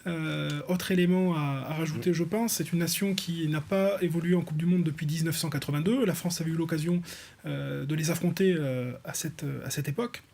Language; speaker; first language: French; native; French